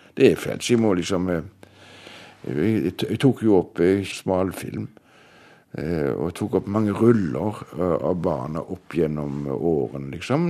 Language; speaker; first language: Norwegian; native; Norwegian